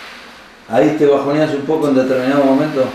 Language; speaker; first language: Spanish; native; Spanish